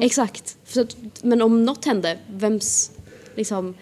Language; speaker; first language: Swedish; native; Swedish